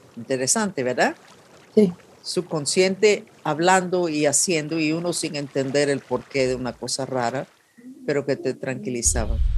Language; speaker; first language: Spanish; non-native, fluent; English